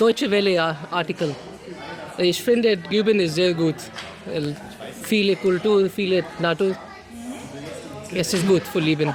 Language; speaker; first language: German; non-native, learner; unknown